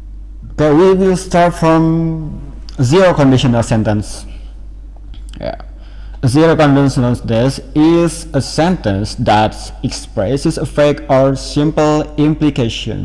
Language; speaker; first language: English; non-native, fluent; Indonesian